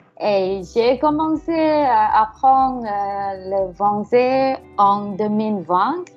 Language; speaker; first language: French; non-native, learner; Thai